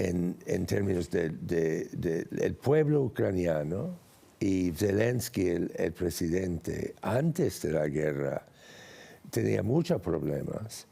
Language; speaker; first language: Spanish; non-native, fluent; English